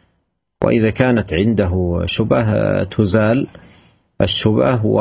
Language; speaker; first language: Arabic; native; Arabic